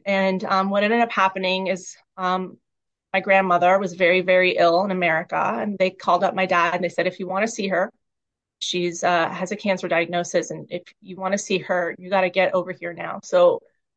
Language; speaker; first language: English; early bilingual, other home language; Persian